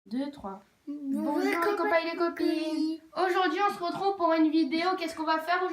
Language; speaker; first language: French; native; French